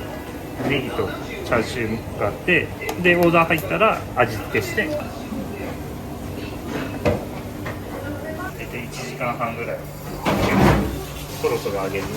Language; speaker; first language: Japanese; native; Japanese